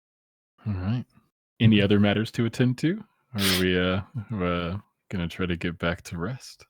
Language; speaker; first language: English; native; English